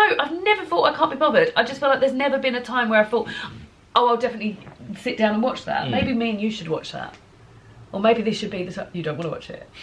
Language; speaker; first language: English; native; English